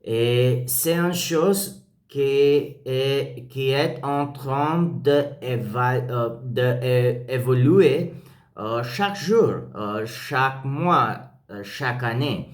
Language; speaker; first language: French; non-native, learner; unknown